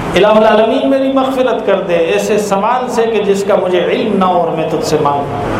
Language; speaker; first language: Urdu; native; Urdu